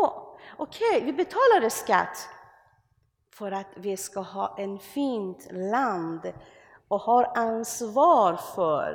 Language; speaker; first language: Swedish; non-native, learner; Persian